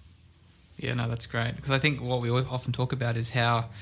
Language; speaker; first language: English; native; English